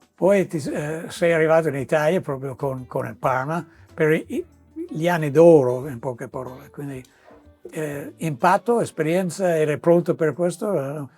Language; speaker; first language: Italian; non-native, fluent; English